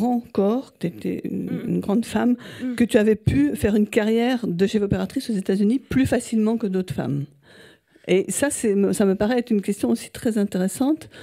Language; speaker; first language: French; native; French